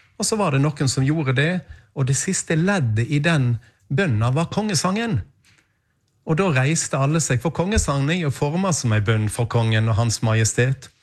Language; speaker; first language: Norwegian; native; Norwegian